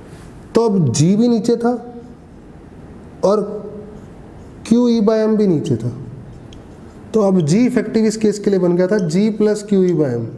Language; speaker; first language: Hindi; native; Hindi